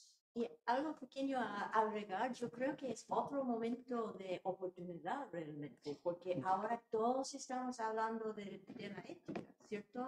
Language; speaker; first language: Spanish; non-native, fluent; English